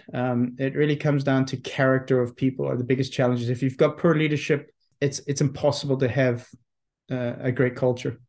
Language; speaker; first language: English; native; English